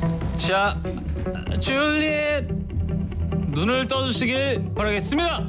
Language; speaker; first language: Korean; native; Korean